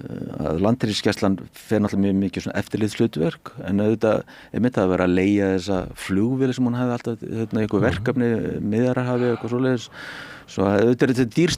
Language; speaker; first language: Icelandic; native; Icelandic